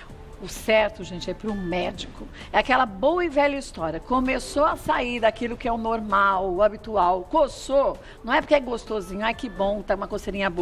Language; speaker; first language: Portuguese; native; Portuguese